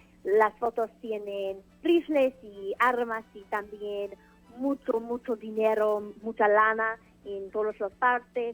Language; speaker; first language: Spanish; non-native, fluent; English